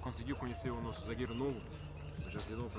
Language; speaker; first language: Portuguese; non-native, fluent; Russian